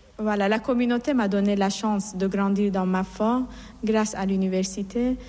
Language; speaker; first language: French; non-native, fluent; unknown